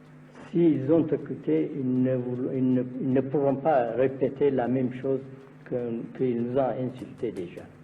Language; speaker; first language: French; non-native, learner; Amharic